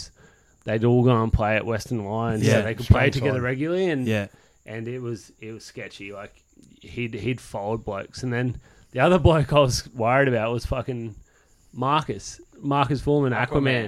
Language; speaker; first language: English; native; English